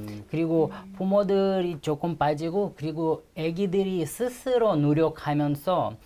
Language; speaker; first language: Korean; non-native, fluent; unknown